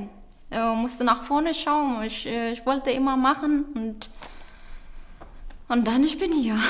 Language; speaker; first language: German; non-native, learner; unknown